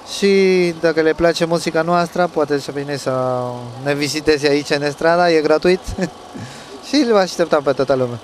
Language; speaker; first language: Romanian; non-native, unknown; Spanish